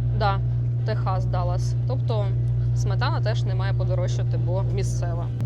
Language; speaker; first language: Ukrainian; native; Ukrainian